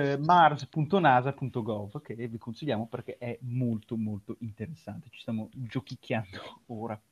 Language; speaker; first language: Italian; native; Italian